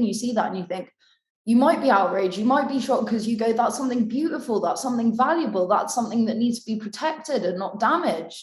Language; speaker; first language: English; native; English